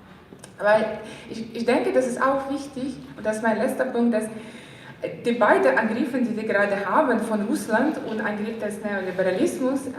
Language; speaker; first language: German; non-native, fluent; Ukrainian